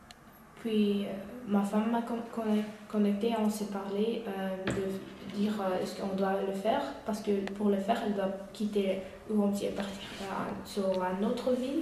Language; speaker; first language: French; non-native, learner; Uyghur